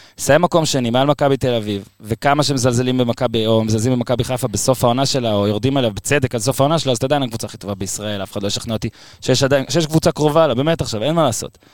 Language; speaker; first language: Hebrew; native; Hebrew